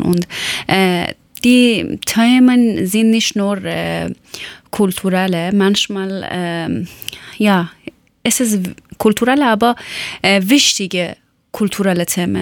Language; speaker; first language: German; non-native, learner; Persian